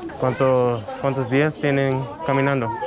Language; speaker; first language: Spanish; non-native, learner; English